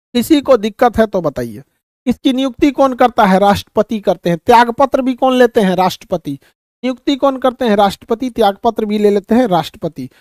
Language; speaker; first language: Hindi; native; Hindi